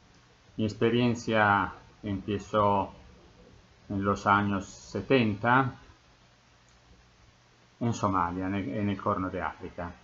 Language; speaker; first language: Spanish; non-native, fluent; Italian